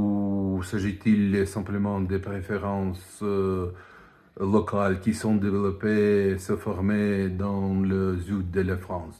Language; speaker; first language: French; non-native, fluent; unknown